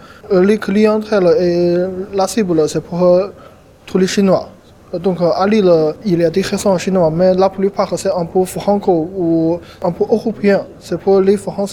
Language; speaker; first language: French; non-native, fluent; Chinese